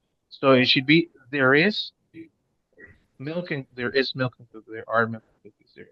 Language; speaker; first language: English; non-native, fluent; Spanish